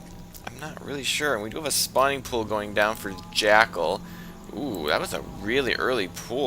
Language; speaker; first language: English; native; English